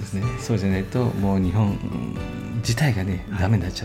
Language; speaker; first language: Japanese; native; Japanese